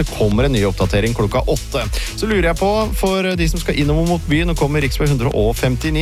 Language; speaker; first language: Norwegian; native; Norwegian